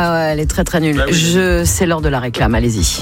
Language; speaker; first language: French; native; French